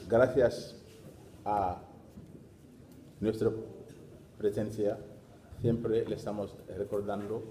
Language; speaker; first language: Spanish; non-native, fluent; Wolof